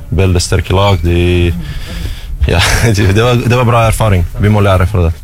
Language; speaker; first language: Norwegian; non-native, learner; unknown